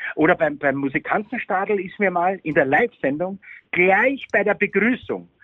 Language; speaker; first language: German; native; German